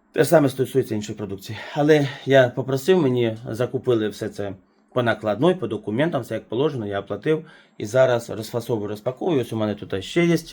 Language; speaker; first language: Ukrainian; native; Ukrainian